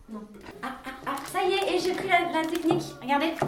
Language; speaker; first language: French; native; French